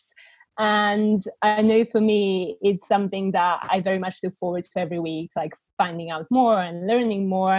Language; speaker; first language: English; non-native, fluent; Bulgarian